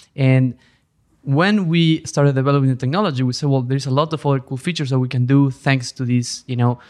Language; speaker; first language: English; non-native, fluent; Spanish